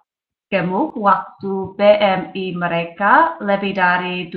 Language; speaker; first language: Indonesian; non-native, learner; English